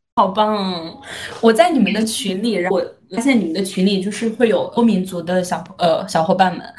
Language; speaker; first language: Chinese; native; Chinese